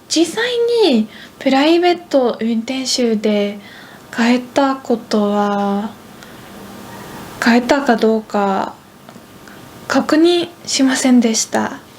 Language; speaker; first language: Japanese; non-native, fluent; Dutch